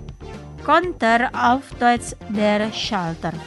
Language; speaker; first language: German; non-native, fluent; Indonesian